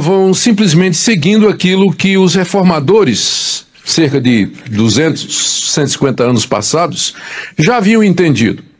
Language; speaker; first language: Portuguese; native; Portuguese